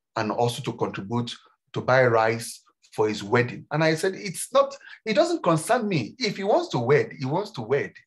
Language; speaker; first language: English; non-native, local second language; Yoruba